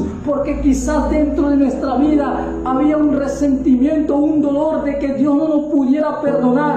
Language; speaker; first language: Spanish; native; Spanish